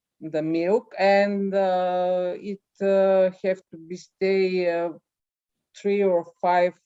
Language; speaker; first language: English; non-native, learner; Bulgarian